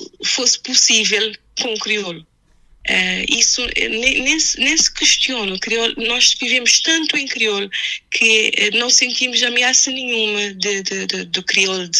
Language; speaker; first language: Portuguese; non-native, local second language; Kabuverdianu